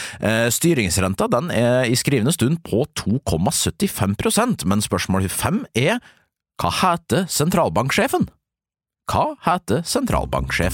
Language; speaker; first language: Norwegian; native; Norwegian